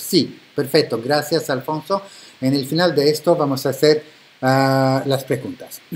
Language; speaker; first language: Spanish; non-native, fluent; Italian